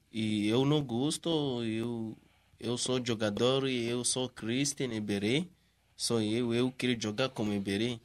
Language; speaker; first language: Portuguese; non-native, learner; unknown